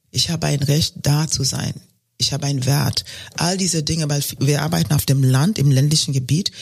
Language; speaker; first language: German; non-native, fluent; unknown